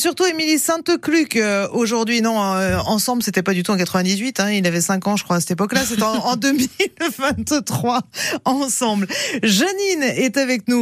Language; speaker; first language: French; native; French